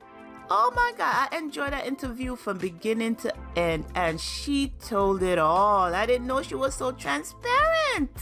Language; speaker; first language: English; native; English